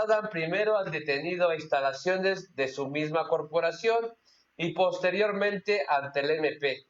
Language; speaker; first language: Spanish; native; Spanish